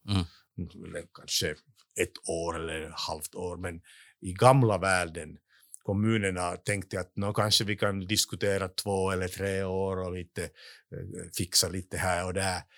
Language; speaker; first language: Swedish; non-native, local second language; Finnish